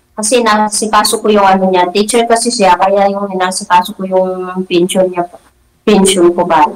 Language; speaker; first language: Filipino; non-native, local second language; Cebuano